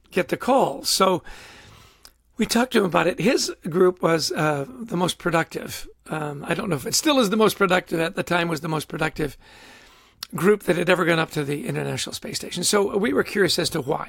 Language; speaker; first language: English; native; English